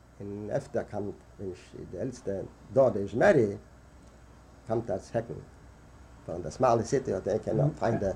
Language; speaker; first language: English; non-native, learner; Yiddish